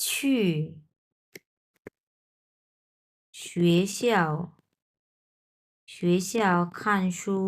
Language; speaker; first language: Chinese; non-native, fluent; Bangla